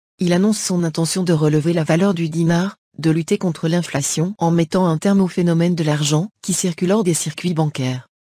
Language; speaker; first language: French; non-native, local second language; Arabic